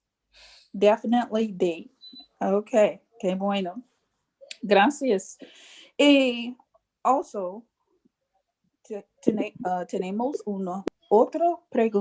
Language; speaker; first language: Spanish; non-native, learner; English